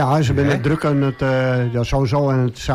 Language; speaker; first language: Dutch; native; Dutch